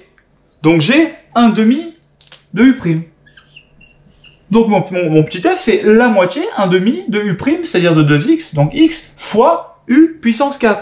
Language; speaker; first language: French; native; French